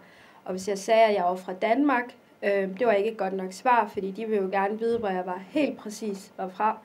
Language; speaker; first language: Danish; early bilingual, other home language; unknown